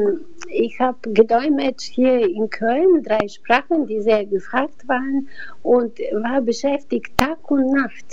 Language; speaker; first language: German; non-native, fluent; Bulgarian